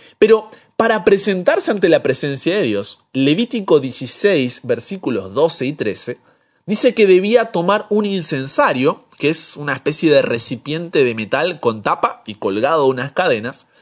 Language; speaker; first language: Spanish; native; Spanish